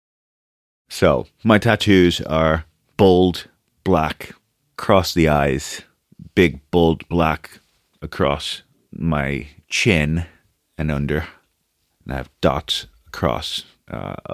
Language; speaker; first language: English; early bilingual, other home language; Portuguese